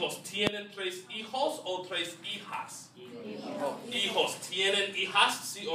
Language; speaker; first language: Spanish; non-native, fluent; English